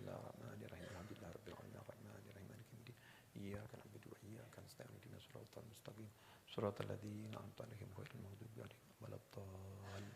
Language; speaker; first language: Indonesian; native; Indonesian